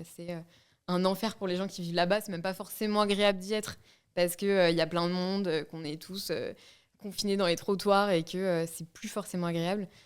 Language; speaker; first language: French; native; French